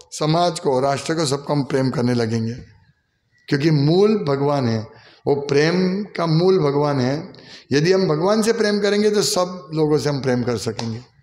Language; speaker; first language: Hindi; non-native, local second language; Gujarati